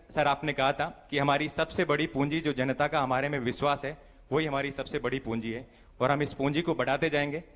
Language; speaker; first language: Hindi; native; Hindi